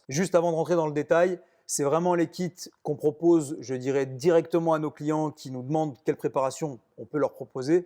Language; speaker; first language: French; native; French